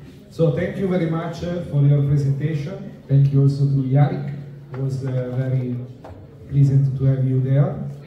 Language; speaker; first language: English; non-native, fluent; Italian